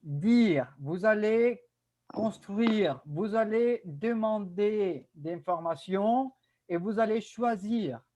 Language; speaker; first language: French; non-native, fluent; Spanish